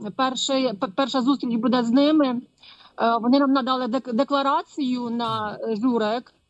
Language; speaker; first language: Ukrainian; non-native, fluent; Polish